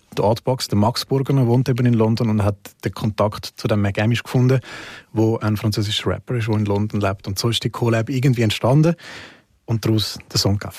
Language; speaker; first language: German; native; German